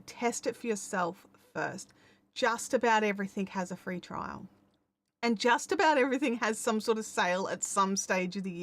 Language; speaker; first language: English; native; English